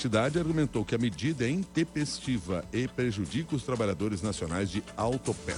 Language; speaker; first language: Portuguese; native; Portuguese